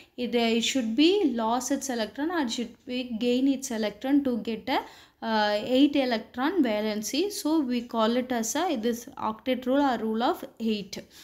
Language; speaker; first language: English; non-native, local second language; Tamil